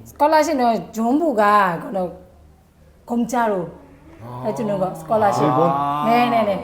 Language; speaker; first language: Korean; non-native, learner; Burmese